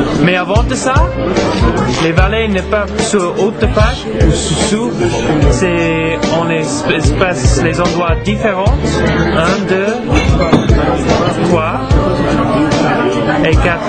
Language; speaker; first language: French; non-native, learner; English